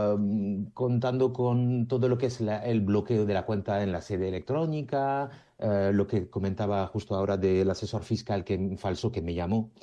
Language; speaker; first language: Spanish; native; Spanish